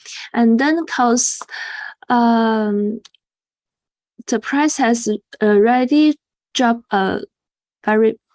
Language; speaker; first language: English; non-native, fluent; Chinese